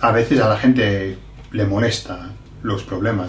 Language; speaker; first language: Spanish; non-native, fluent; English